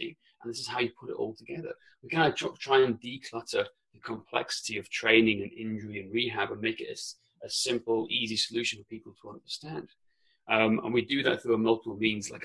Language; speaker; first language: English; non-native, local second language; Welsh